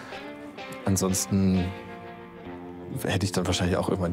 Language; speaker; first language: German; native; German